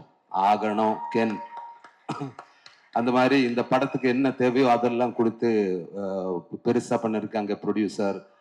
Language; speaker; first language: Tamil; non-native, fluent; Malayalam